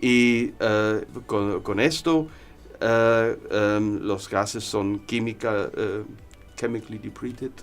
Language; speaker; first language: Spanish; non-native, learner; German